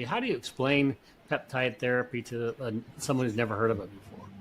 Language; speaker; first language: English; native; English